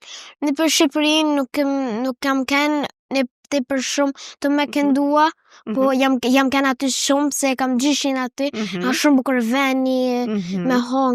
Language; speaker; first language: Albanian; early bilingual, heritage; Albanian